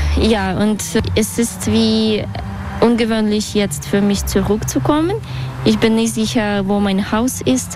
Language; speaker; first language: German; non-native, fluent; Russian